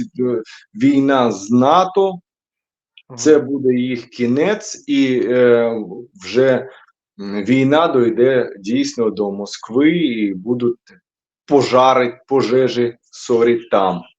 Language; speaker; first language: Ukrainian; non-native, local second language; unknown